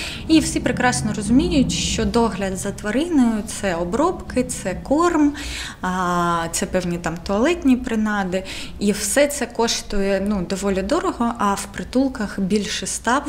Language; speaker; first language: Ukrainian; non-native, local second language; Russian